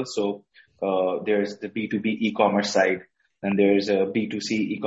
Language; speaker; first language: English; non-native, local second language; Urdu